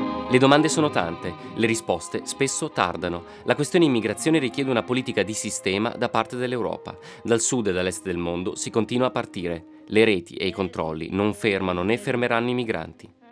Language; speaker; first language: Italian; native; Italian